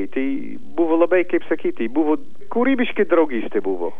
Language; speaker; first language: Lithuanian; non-native, learner; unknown